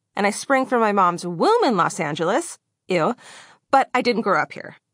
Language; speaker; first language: English; native; English